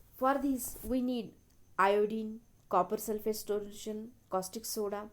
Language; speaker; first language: English; non-native, local second language; Marathi